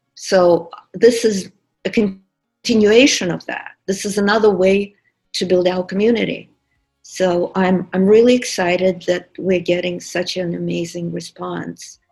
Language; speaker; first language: English; non-native, fluent; Russian